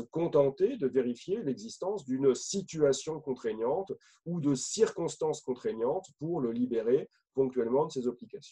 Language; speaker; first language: French; native; French